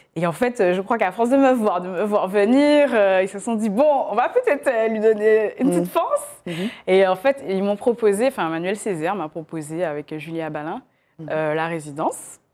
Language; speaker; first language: French; native; French